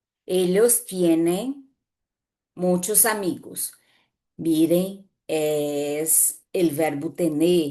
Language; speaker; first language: Spanish; non-native, fluent; Portuguese